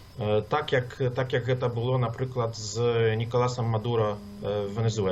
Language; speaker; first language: Belarusian; non-native, local second language; Russian